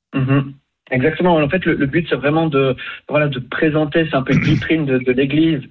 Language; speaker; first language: French; native; French